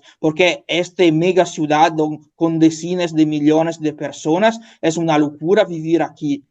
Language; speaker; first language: Spanish; non-native, learner; Italian